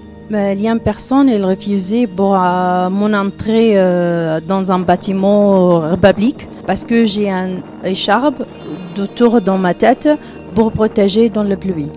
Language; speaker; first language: French; non-native, learner; Arabic